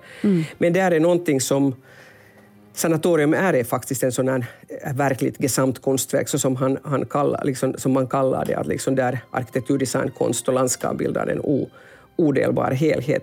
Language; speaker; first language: Swedish; non-native, local second language; Finnish